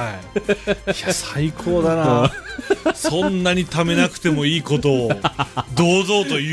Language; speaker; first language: Japanese; native; Japanese